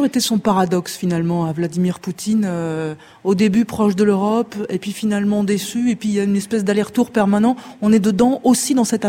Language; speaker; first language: French; native; French